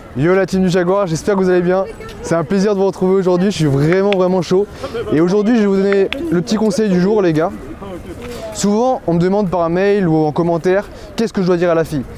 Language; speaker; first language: French; native; French